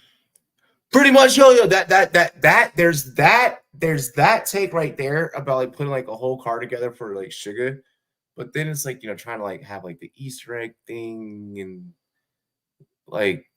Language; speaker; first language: English; native; English